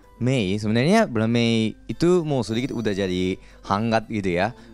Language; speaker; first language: Indonesian; non-native, fluent; Japanese